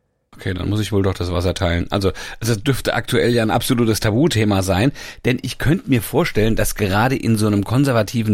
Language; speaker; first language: German; native; German